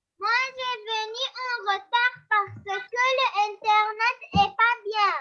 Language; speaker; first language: French; non-native, learner; Arabic